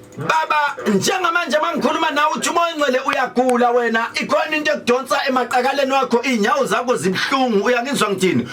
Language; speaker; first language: Zulu; native; Zulu